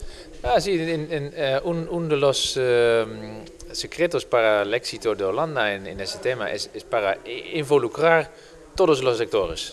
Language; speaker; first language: Spanish; non-native, fluent; Dutch